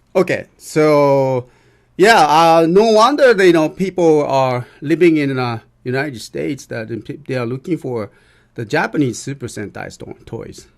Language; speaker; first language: English; non-native, learner; Japanese